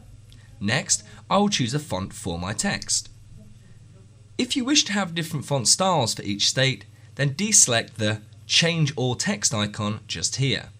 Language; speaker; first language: English; native; English